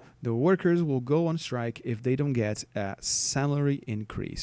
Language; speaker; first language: English; non-native, fluent; Portuguese